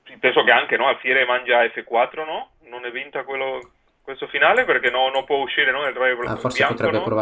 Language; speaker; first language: Italian; non-native, fluent; Spanish